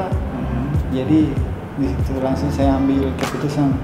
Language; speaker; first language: Indonesian; non-native, fluent; Spanish